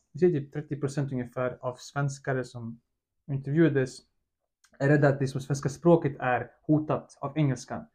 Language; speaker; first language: Swedish; early bilingual, other home language; Russian